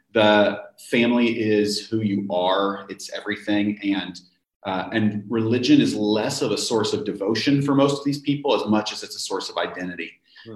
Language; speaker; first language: English; native; English